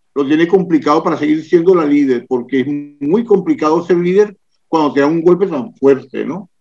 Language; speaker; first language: Spanish; native; Spanish